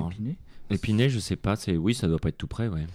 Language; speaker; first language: French; native; French